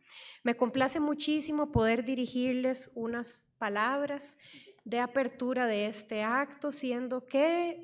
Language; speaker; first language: Spanish; native; Spanish